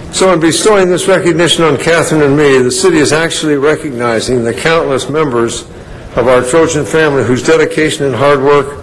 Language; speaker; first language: English; native; English